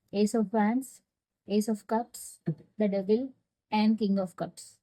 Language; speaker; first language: English; non-native, local second language; Telugu